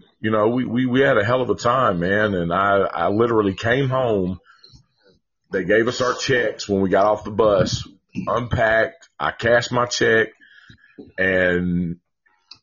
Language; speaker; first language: English; native; English